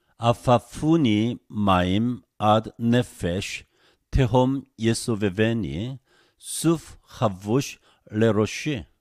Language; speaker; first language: Hebrew; non-native, fluent; Korean